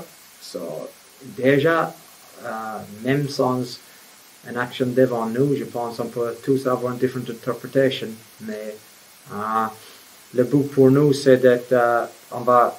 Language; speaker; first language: French; non-native, fluent; English